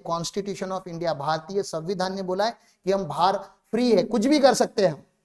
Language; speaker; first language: Hindi; non-native, local second language; Marathi